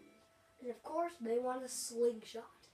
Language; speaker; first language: English; native; English